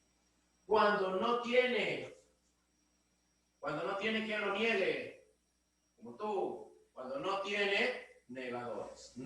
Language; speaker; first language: Spanish; native; Spanish